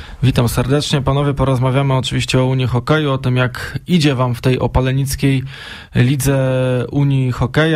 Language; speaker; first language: Polish; native; Polish